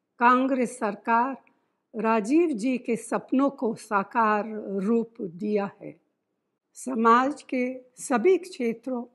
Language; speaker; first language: Hindi; non-native, fluent; Italian